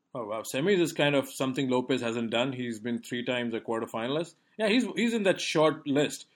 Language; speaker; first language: English; non-native, local second language; Hindi